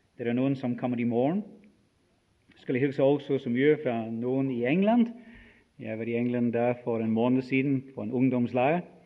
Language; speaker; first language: Norwegian; non-native, fluent; English